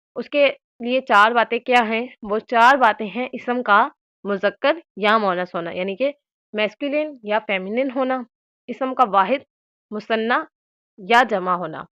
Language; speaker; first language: Urdu; native; Urdu